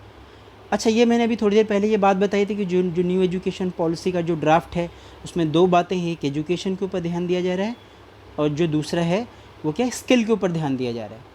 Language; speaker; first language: Hindi; native; Hindi